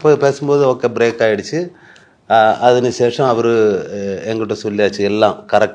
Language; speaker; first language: Tamil; non-native, learner; Malayalam